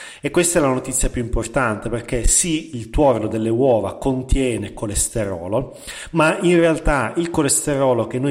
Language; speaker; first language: Italian; native; Italian